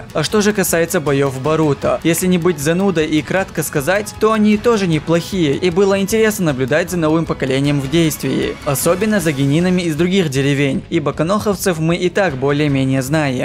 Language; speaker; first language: Russian; native; Russian